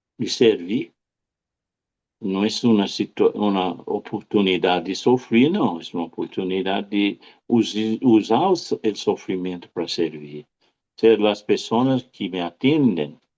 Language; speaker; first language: Spanish; non-native, fluent; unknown